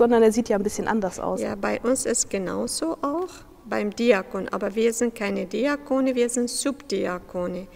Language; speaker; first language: German; non-native, fluent; Syriac